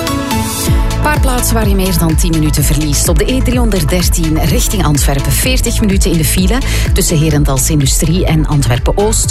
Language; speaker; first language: Dutch; native; Dutch